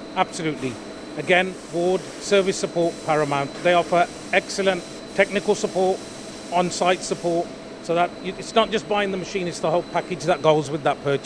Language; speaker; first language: English; native; English